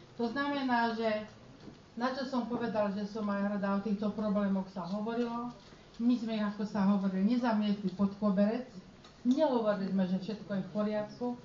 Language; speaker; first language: Slovak; early bilingual, heritage; Slovak